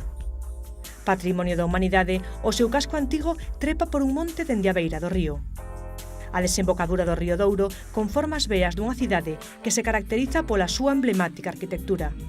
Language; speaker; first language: Galician; native; Galician